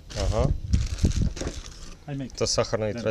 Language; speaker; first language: Russian; native; Russian